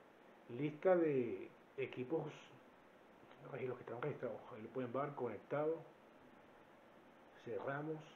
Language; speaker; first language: Spanish; native; Spanish